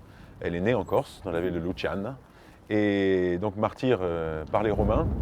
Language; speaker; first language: French; native; French